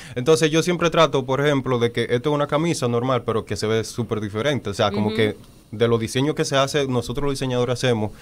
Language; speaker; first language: Spanish; native; Spanish